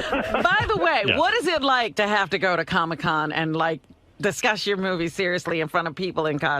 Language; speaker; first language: English; native; English